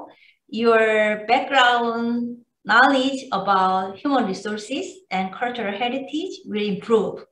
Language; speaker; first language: English; non-native, learner; Korean